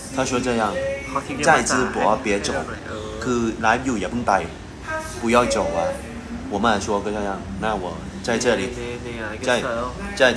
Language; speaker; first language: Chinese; non-native, learner; Thai